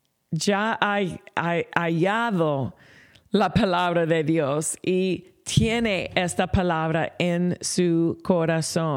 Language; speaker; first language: Spanish; non-native, fluent; English